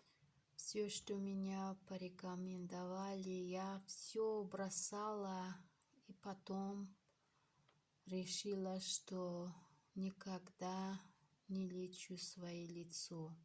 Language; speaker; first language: Russian; non-native, local second language; Tajik